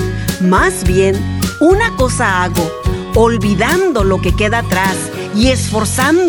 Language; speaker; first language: Spanish; native; Spanish